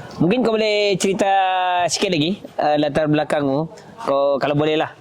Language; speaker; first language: Malay; native; Malay